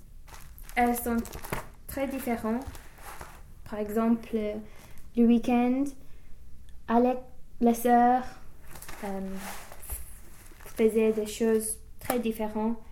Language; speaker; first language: French; non-native, learner; English